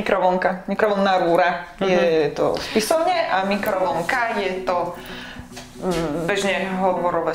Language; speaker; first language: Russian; non-native, learner; Slovak